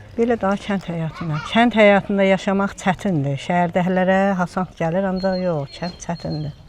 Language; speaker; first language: Azerbaijani; native; Azerbaijani